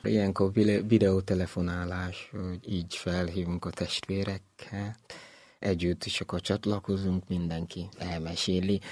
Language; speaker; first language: Hungarian; non-native, learner; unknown